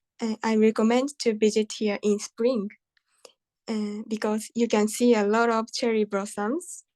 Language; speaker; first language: English; non-native, learner; Japanese